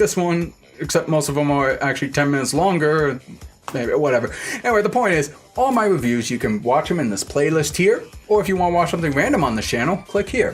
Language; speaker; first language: English; native; English